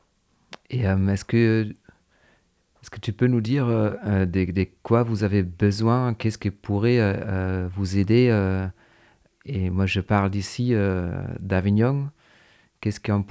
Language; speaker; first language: French; non-native, fluent; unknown